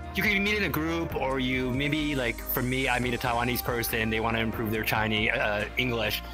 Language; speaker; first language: English; native; English